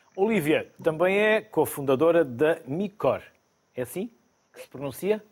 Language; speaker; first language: Portuguese; native; Portuguese